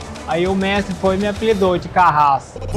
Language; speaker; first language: Portuguese; native; Portuguese